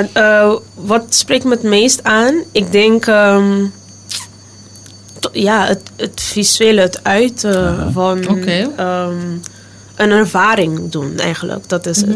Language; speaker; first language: Dutch; non-native, local second language; Papiamento